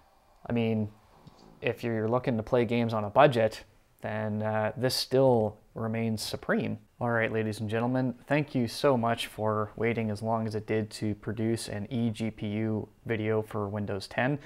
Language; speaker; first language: English; native; English